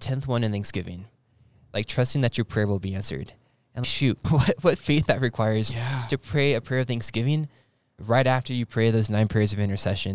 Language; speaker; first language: English; native; English